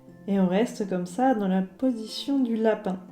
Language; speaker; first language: French; native; French